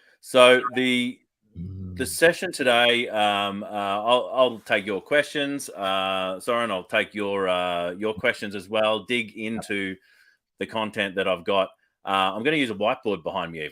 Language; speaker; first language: English; native; English